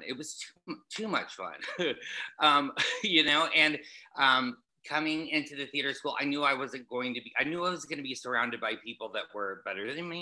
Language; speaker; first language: English; native; English